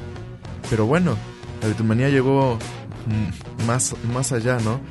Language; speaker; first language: Spanish; native; Spanish